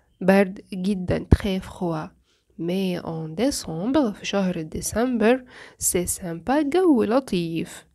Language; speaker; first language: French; non-native, fluent; Arabic